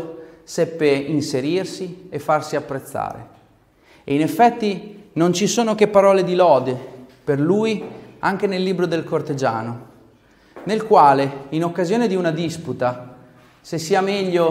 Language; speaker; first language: Italian; native; Italian